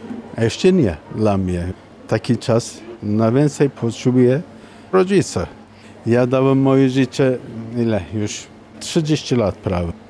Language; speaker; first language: Polish; non-native, learner; Turkish